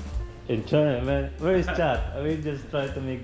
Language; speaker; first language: English; non-native, learner; Filipino